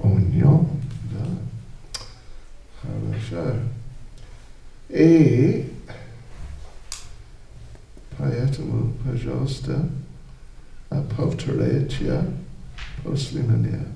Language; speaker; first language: Russian; non-native, learner; English